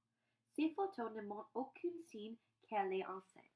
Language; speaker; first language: French; non-native, learner; English